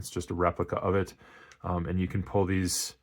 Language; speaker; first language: English; native; English